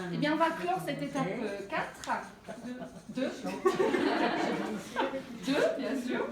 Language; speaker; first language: French; native; French